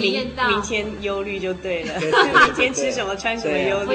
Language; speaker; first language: Chinese; native; Chinese